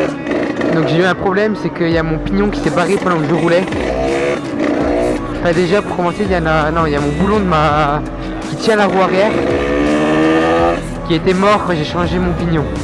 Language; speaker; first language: French; native; French